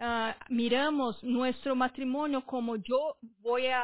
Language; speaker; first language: Spanish; non-native, fluent; Portuguese